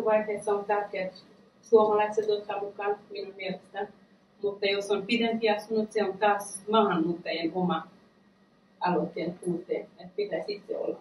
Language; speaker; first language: Finnish; non-native, fluent; Persian